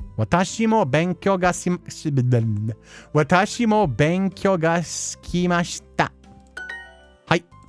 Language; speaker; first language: Japanese; non-native, learner; English